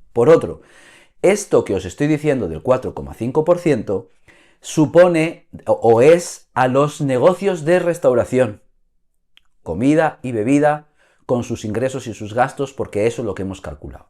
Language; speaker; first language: Spanish; native; Spanish